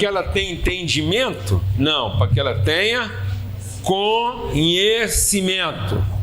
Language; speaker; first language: Portuguese; native; Portuguese